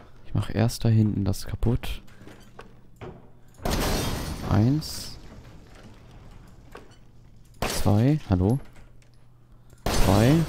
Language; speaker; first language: German; native; German